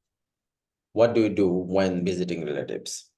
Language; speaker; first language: English; non-native, fluent; Bangla